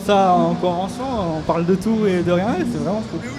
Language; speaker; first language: French; native; French